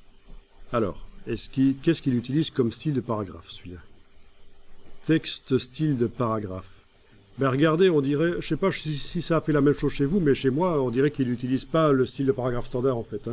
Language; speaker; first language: French; native; French